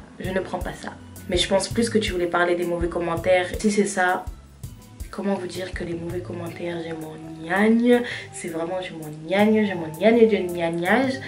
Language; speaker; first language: French; early bilingual, other home language; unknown